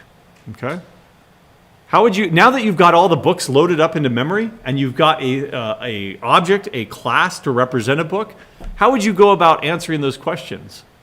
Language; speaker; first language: English; native; English